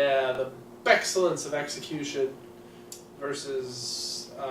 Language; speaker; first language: English; native; English